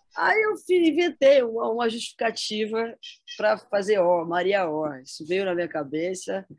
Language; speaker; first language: Portuguese; native; Portuguese